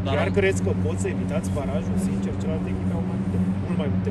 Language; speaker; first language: Romanian; native; Romanian